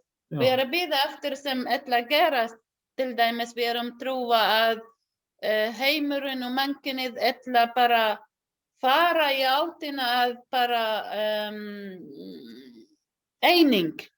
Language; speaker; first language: Icelandic; non-native, learner; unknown